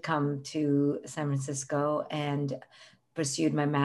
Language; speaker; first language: English; non-native, local second language; Hindi